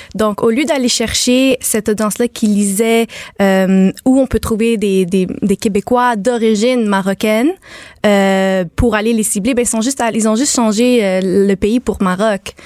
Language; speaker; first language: French; native; French